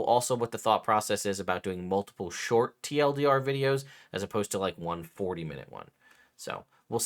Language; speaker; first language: English; native; English